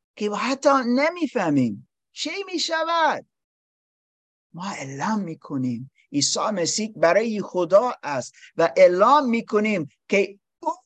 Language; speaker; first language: Persian; non-native, learner; English